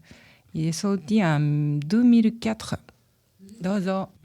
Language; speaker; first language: French; non-native, learner; Japanese